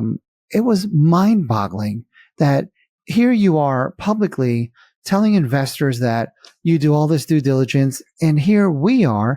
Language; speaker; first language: English; native; English